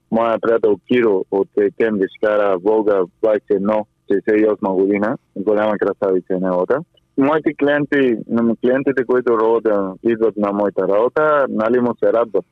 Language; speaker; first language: Bulgarian; non-native, fluent; Spanish